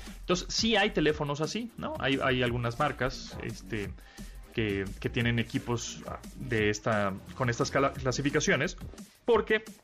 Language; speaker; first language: Spanish; native; Spanish